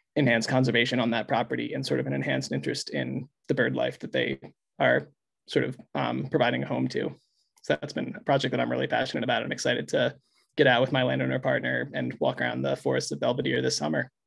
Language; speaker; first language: English; native; English